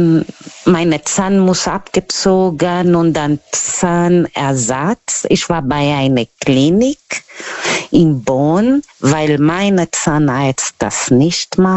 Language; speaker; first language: German; non-native, learner; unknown